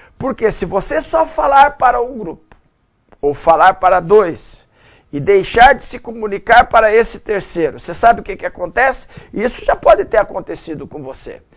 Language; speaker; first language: Portuguese; native; Portuguese